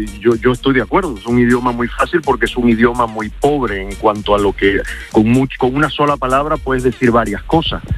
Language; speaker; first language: Spanish; early bilingual, heritage; Spanish